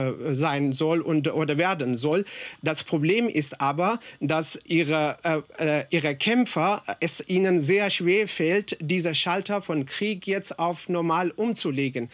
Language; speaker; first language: German; non-native, fluent; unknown